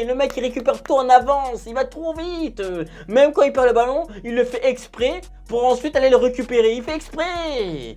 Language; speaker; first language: French; native; French